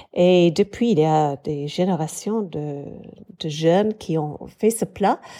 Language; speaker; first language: French; non-native, fluent; English